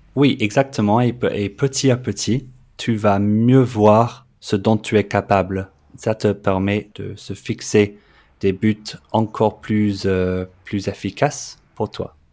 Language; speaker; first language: French; non-native, fluent; English